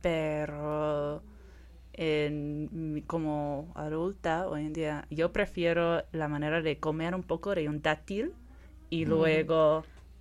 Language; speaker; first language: Spanish; non-native, fluent; English